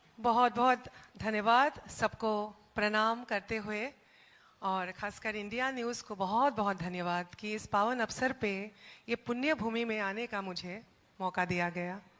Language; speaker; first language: Hindi; non-native, local second language; Assamese